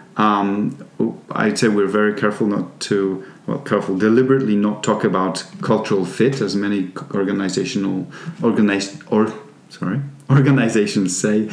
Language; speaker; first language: English; non-native, fluent; Polish